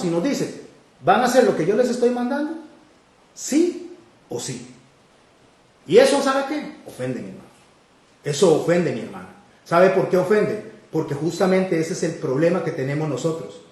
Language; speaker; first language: Spanish; native; Spanish